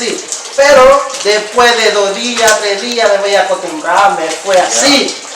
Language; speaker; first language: Spanish; non-native, learner; Haitian Creole